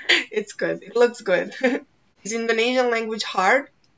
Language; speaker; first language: English; non-native, fluent; Bosnian